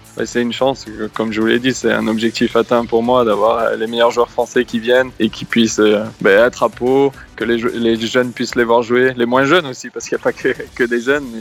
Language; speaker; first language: French; native; French